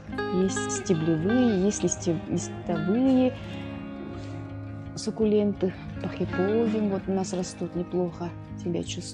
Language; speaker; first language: Russian; native; Russian